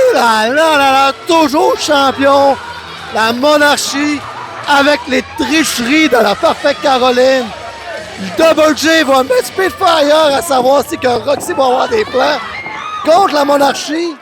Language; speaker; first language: French; native; French